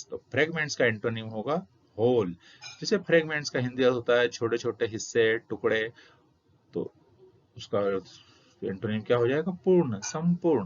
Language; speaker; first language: Hindi; native; Hindi